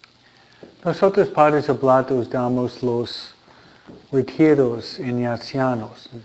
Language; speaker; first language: Spanish; non-native, fluent; Italian